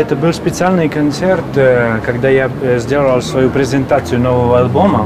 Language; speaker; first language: Russian; non-native, fluent; Hungarian